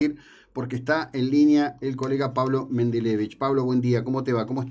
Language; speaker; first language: Spanish; native; Spanish